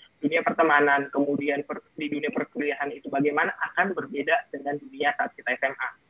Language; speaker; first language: Indonesian; non-native, local second language; Batak Toba